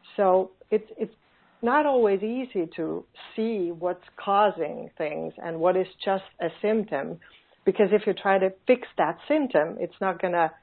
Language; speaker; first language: English; non-native, fluent; Finnish